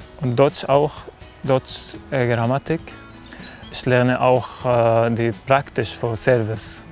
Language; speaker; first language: German; non-native, learner; Arabic